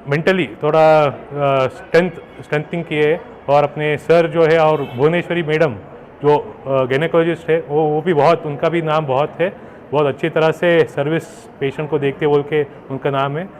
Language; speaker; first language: Hindi; non-native, local second language; Kannada